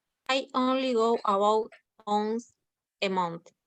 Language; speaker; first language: English; non-native, learner; Spanish